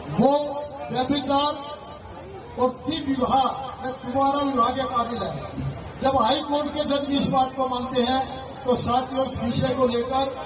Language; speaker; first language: Hindi; native; Hindi